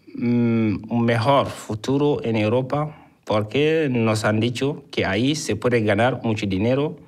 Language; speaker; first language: Spanish; non-native, fluent; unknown